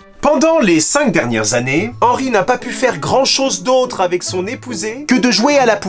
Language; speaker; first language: French; native; French